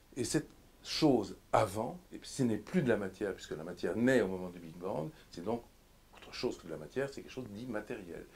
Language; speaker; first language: French; native; French